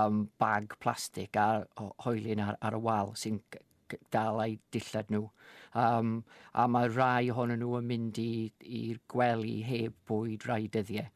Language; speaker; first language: Welsh; non-native, fluent; English